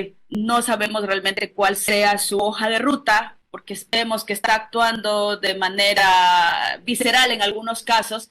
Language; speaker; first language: Spanish; native; Spanish